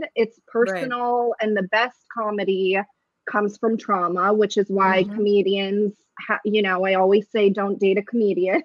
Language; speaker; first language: English; early bilingual, other home language; Russian